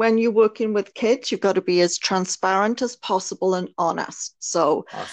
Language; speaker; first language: English; native; English